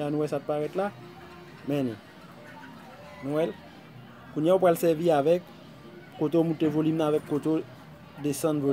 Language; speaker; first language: French; non-native, learner; Haitian Creole